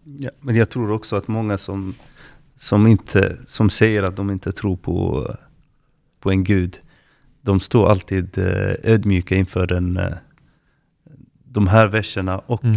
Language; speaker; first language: Swedish; non-native, fluent; Arabic